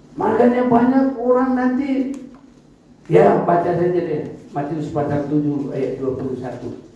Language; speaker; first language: Indonesian; non-native, local second language; Batak Toba